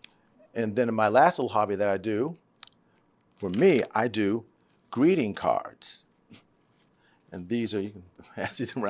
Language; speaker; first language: English; native; English